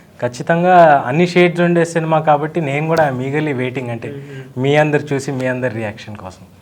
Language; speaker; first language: Telugu; native; Telugu